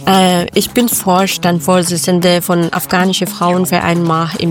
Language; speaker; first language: German; non-native, learner; Persian